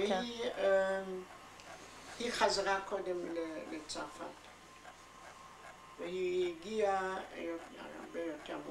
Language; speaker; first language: Hebrew; non-native, fluent; German